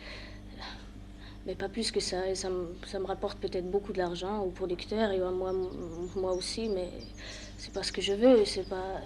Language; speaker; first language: French; non-native, fluent; German